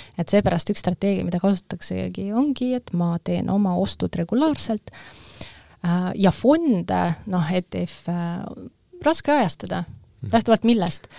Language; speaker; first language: Estonian; non-native, local second language; Russian